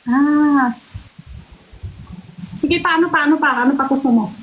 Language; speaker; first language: Filipino; non-native, learner; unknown